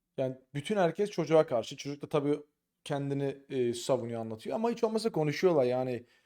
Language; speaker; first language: Turkish; native; Turkish